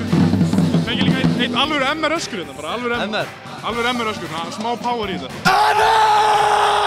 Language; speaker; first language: Icelandic; native; Icelandic